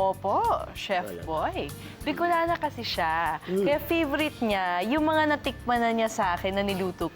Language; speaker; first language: Filipino; native; Filipino